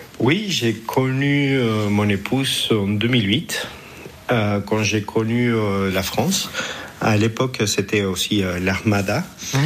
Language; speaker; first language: French; non-native, fluent; Spanish